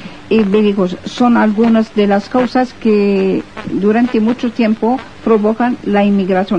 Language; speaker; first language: Spanish; non-native, fluent; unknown